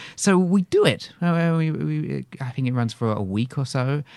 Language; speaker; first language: English; native; English